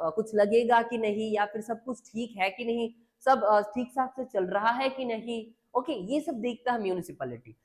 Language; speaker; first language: Hindi; non-native, local second language; Bangla